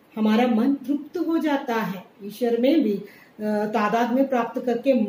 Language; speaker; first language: Hindi; non-native, local second language; Malayalam